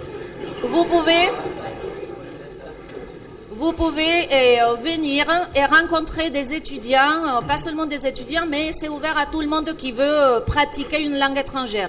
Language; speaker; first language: French; non-native, fluent; Spanish